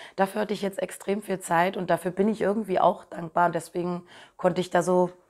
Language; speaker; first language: German; native; German